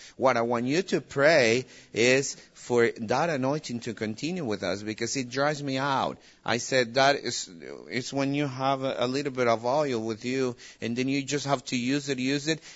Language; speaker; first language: English; non-native, fluent; Spanish